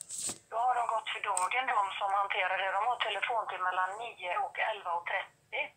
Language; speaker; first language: Swedish; native; Swedish